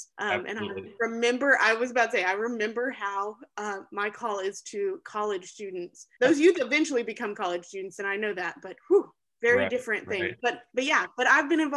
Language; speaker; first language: English; native; English